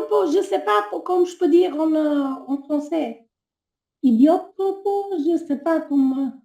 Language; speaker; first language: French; non-native, learner; Albanian